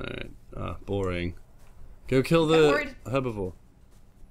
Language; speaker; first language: English; native; English